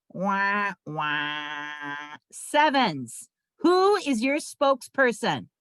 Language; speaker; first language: English; native; English